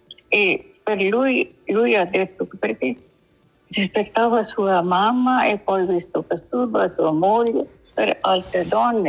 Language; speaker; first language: Italian; non-native, learner; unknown